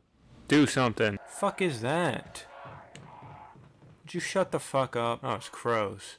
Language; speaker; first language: English; native; English